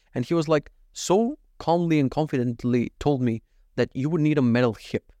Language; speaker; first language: English; non-native, fluent; Macedonian